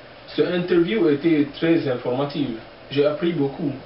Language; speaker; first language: French; non-native, learner; English